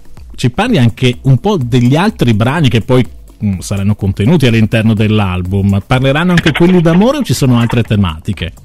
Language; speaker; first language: Italian; native; Italian